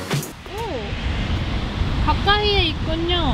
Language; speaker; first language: Korean; native; Korean